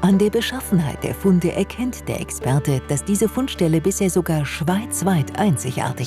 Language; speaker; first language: German; native; German